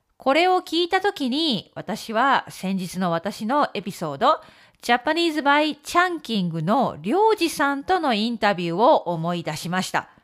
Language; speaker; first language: Japanese; native; Japanese